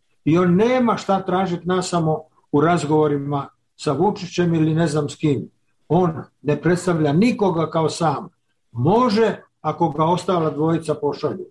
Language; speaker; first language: Serbian; native; Serbian